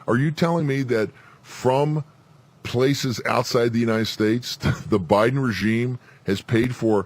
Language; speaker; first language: English; native; English